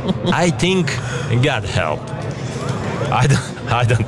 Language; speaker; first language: English; non-native, learner; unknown